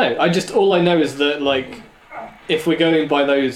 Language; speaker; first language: English; native; English